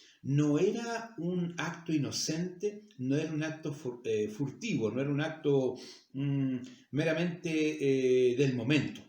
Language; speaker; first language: Spanish; native; Spanish